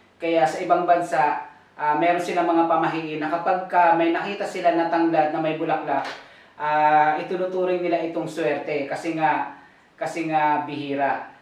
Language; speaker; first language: Filipino; non-native, local second language; Bikol